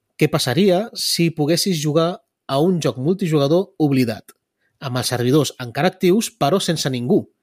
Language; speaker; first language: Catalan; early bilingual, other home language; Spanish